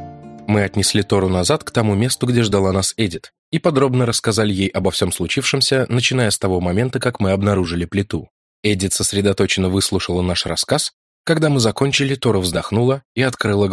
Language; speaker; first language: Russian; native; Russian